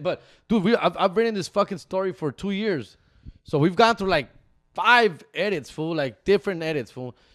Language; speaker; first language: English; early bilingual, other home language; Spanish